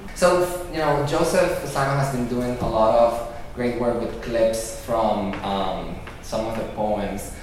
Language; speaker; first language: English; early bilingual, other home language; Spanish